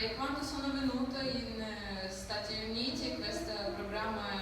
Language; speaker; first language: Italian; non-native, learner; Ukrainian